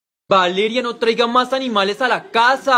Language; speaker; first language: Spanish; native; Spanish